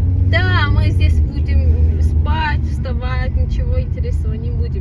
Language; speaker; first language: Russian; non-native, learner; Azerbaijani